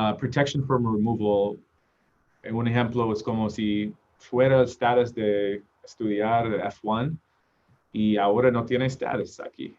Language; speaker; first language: Spanish; non-native, learner; English